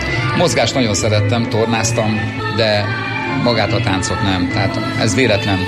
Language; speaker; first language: Hungarian; native; Hungarian